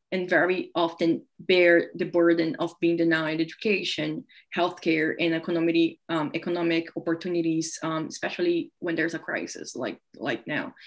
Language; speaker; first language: English; non-native, fluent; Portuguese